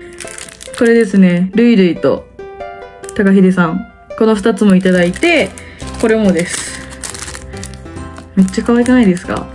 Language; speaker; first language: Japanese; native; Japanese